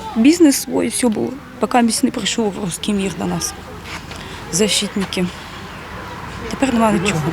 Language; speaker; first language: Ukrainian; non-native, local second language; Russian